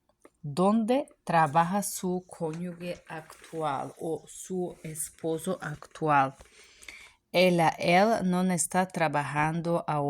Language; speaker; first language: Spanish; non-native, fluent; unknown